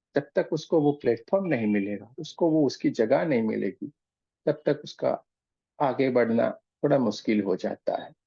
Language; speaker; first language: Hindi; non-native, local second language; Gujarati